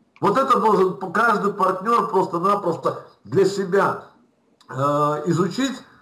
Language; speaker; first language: Russian; native; Russian